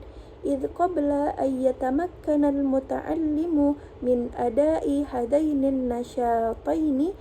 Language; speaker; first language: Arabic; non-native, learner; Indonesian